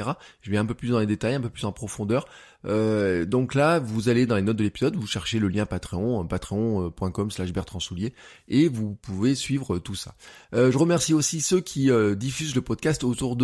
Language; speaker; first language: French; native; French